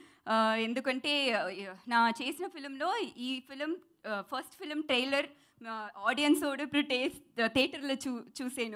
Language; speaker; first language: Telugu; non-native, learner; Tamil